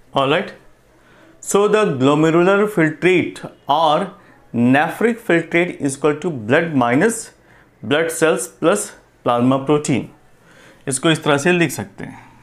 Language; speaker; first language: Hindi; non-native, local second language; Gujarati